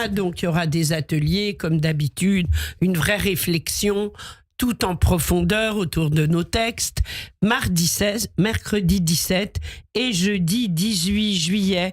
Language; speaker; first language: French; native; French